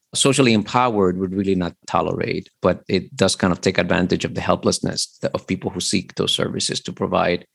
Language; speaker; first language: English; early bilingual, other home language; Spanish